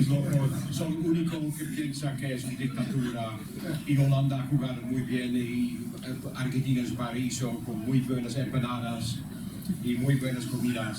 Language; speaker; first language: Spanish; non-native, learner; Dutch